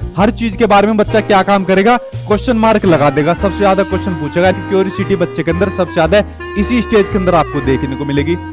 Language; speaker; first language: Hindi; native; Hindi